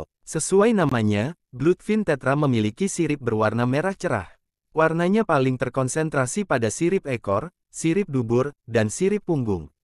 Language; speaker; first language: Indonesian; native; Indonesian